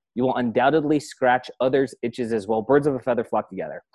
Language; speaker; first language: English; early bilingual, other home language; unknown